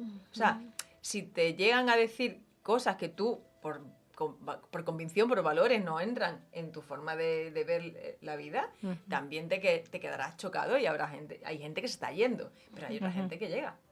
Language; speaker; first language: Spanish; native; Spanish